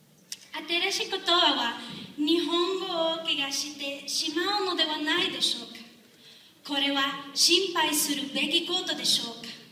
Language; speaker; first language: Japanese; non-native, learner; Spanish